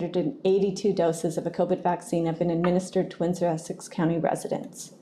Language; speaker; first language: English; native; English